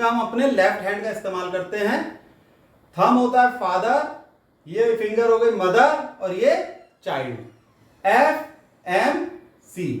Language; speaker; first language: Hindi; native; Hindi